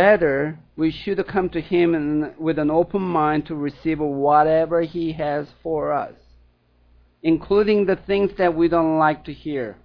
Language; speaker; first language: English; non-native, fluent; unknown